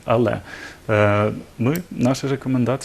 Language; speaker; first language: Ukrainian; non-native, learner; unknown